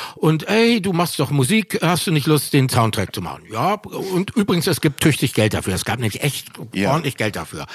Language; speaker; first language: German; native; German